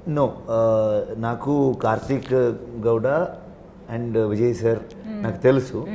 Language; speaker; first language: Telugu; non-native, learner; Kannada